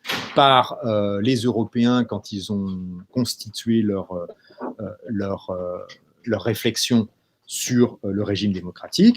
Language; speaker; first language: French; native; French